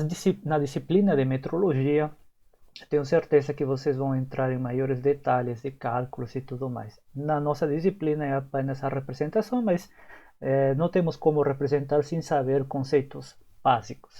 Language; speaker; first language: Portuguese; native; Portuguese